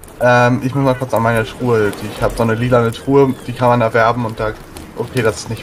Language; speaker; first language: German; native; German